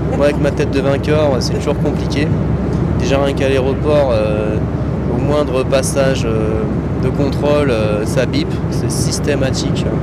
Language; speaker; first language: French; native; French